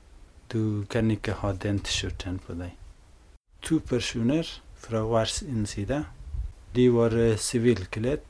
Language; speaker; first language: Norwegian; non-native, fluent; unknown